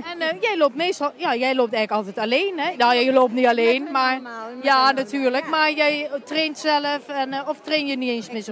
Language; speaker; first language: Dutch; native; Dutch